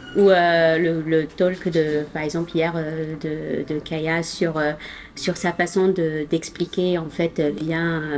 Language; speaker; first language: French; non-native, local second language; Arabic